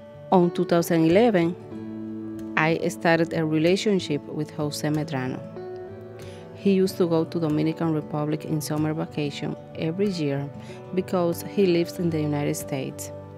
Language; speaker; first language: English; non-native, fluent; Spanish